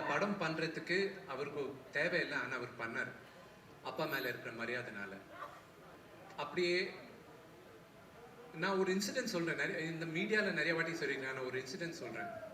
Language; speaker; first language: Tamil; non-native, local second language; Telugu